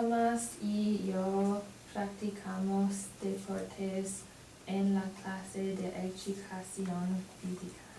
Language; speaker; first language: Spanish; non-native, learner; English